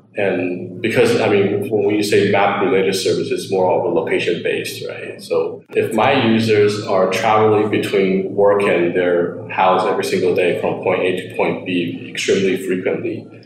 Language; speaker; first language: English; early bilingual, other home language; Chinese